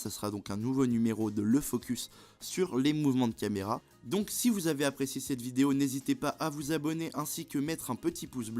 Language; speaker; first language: French; native; French